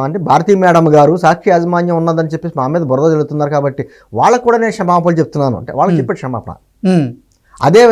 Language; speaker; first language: Telugu; native; Telugu